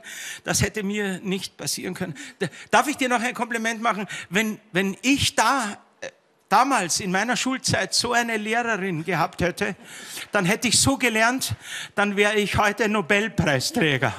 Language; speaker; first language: German; native; German